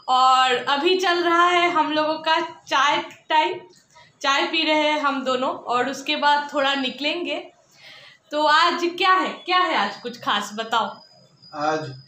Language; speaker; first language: Hindi; non-native, local second language; Bangla